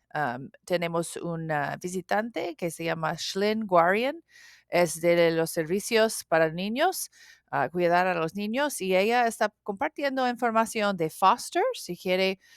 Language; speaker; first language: Spanish; non-native, learner; English